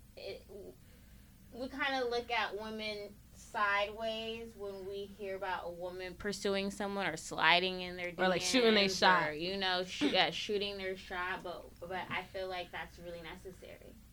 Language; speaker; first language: English; native; English